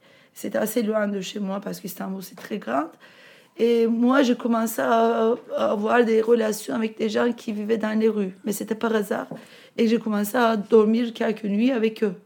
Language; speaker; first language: French; non-native, fluent; Turkish